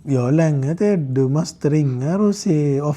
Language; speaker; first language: Swedish; non-native, learner; Malayalam